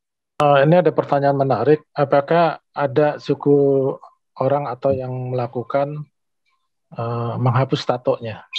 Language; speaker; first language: Indonesian; native; Indonesian